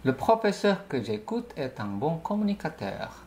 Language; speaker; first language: French; non-native, fluent; Indonesian